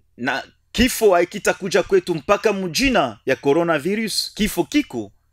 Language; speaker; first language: Swahili; native; Swahili